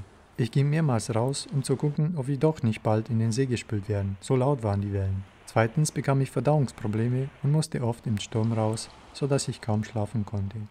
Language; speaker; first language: German; native; German